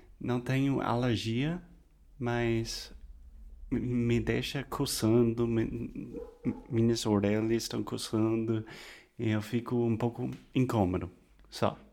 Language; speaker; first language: Portuguese; non-native, fluent; English